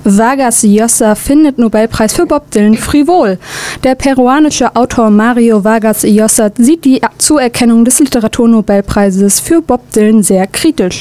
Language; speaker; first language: German; native; German